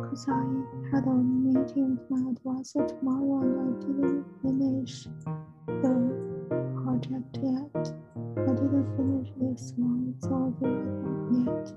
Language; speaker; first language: English; non-native, learner; Chinese